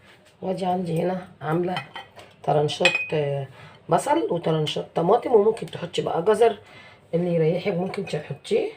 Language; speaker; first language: Arabic; native; Arabic